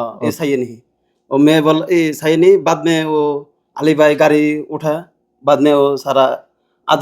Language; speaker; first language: Hindi; non-native, learner; Bangla